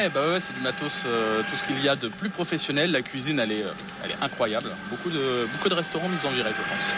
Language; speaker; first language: French; native; French